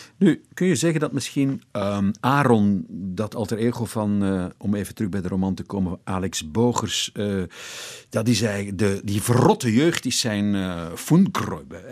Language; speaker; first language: Dutch; native; Dutch